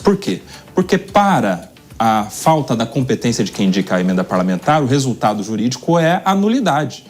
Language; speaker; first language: Portuguese; native; Portuguese